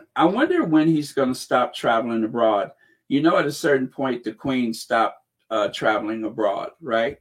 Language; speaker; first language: English; native; English